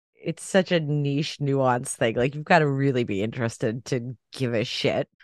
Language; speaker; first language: English; native; English